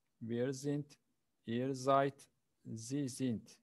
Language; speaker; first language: German; non-native, fluent; Turkish